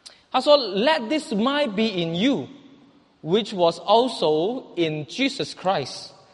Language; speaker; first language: English; non-native, local second language; Chinese